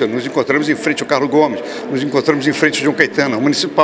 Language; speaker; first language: Portuguese; native; Portuguese